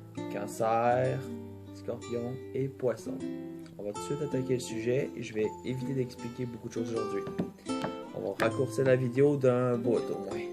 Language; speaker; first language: French; native; French